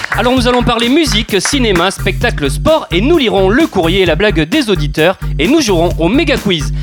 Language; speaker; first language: French; native; French